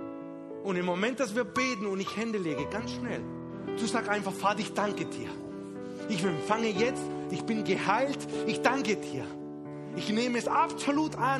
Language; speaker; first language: German; non-native, fluent; Spanish